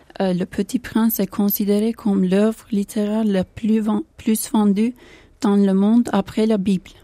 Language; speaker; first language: French; non-native, learner; Turkish